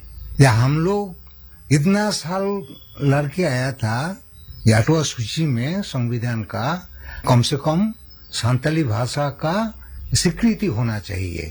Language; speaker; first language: Hindi; non-native, local second language; Santali